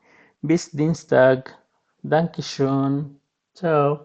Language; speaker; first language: German; non-native, fluent; Bangla